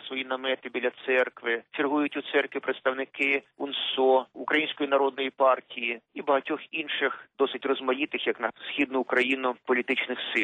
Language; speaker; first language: Ukrainian; native; Ukrainian